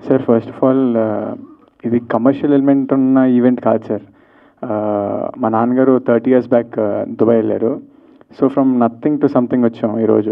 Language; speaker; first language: Telugu; native; Telugu